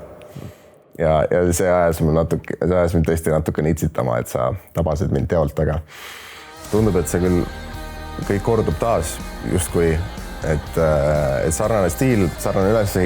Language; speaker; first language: Estonian; native; Estonian